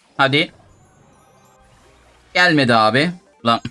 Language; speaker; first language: Turkish; native; Turkish